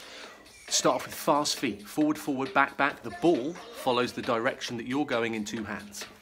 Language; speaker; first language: English; native; English